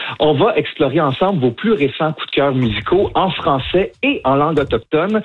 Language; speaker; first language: French; native; French